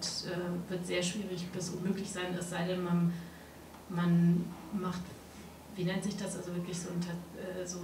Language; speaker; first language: German; native; German